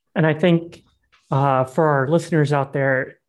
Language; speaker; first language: English; early bilingual, other home language; Burmese